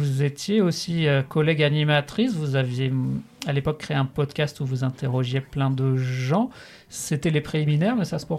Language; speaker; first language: French; native; French